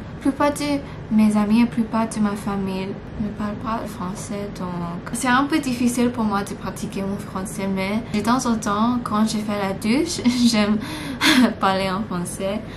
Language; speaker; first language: French; non-native, learner; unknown